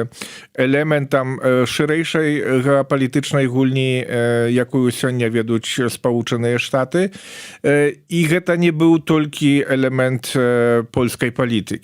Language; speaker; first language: Polish; non-native, learner; Belarusian